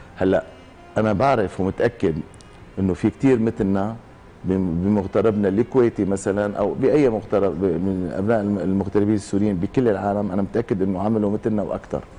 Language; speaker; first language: Arabic; native; Arabic